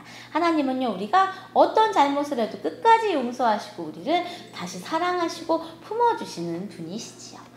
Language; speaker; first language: Korean; native; Korean